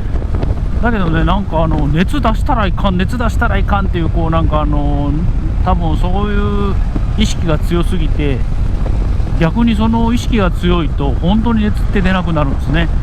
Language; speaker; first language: Japanese; native; Japanese